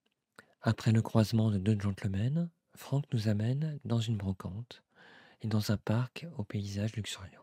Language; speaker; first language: French; native; French